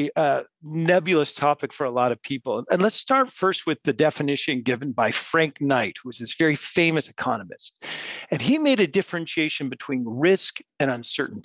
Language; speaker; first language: English; native; English